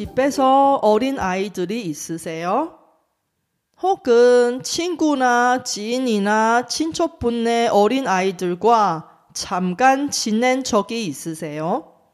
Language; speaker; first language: Korean; non-native, fluent; Chinese